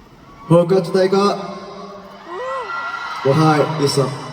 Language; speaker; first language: Chinese; non-native, learner; Korean